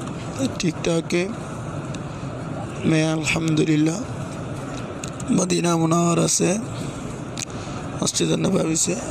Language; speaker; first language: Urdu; non-native, fluent; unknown